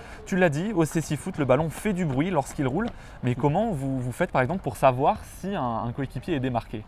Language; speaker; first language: French; native; French